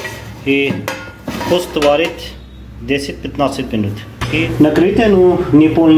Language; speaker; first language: Russian; non-native, learner; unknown